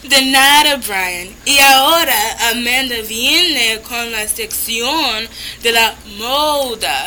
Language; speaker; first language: Spanish; non-native, learner; English